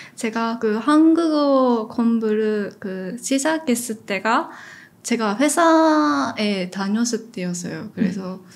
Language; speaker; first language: Korean; non-native, fluent; Japanese